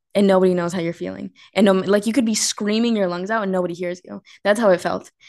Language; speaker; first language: English; early bilingual, other home language; Spanish